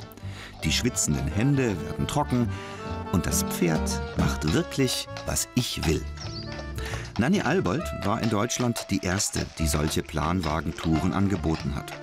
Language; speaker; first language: German; native; German